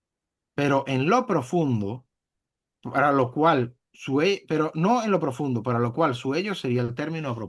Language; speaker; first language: Spanish; native; Spanish